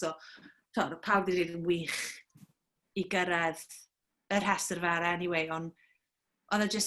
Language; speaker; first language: Welsh; native; Welsh